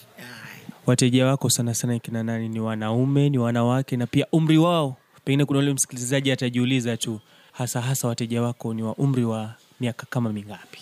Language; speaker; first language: Swahili; native; Swahili